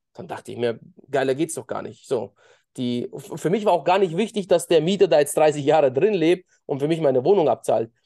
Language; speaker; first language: German; early bilingual, other home language; Russian